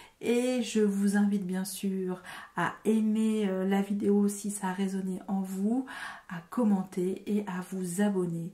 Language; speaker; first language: French; native; French